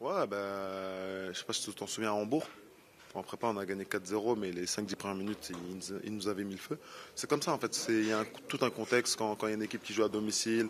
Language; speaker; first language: French; native; French